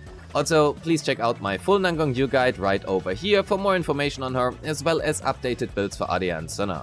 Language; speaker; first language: English; non-native, fluent; German